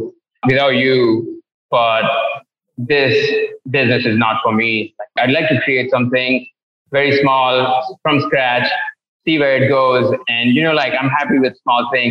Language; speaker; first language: English; non-native, local second language; Tamil